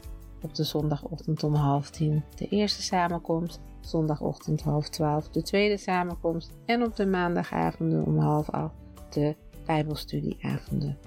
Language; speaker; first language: Dutch; native; Dutch